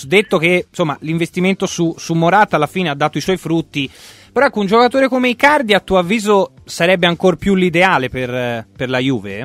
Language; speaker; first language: Italian; native; Italian